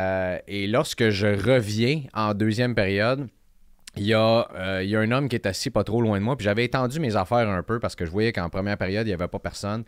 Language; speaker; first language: French; native; French